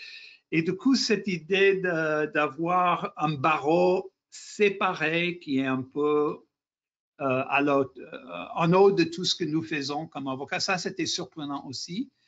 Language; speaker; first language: French; non-native, fluent; English